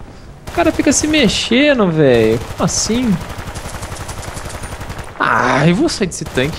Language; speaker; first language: Portuguese; native; Portuguese